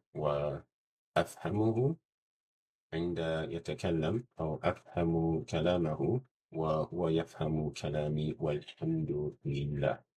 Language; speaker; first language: Arabic; non-native, fluent; English